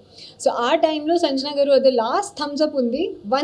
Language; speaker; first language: Telugu; non-native, learner; Hindi